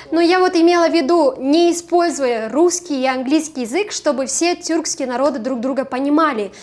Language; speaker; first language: Russian; non-native, local second language; Kazakh